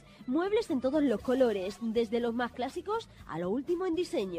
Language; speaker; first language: Spanish; native; Spanish